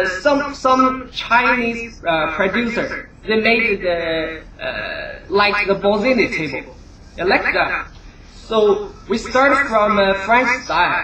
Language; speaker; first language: English; non-native, learner; Chinese